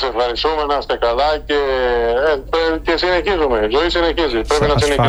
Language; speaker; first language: Greek; early bilingual, heritage; Spanish